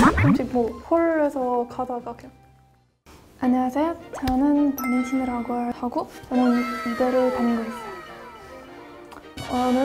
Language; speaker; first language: Korean; non-native, fluent; Russian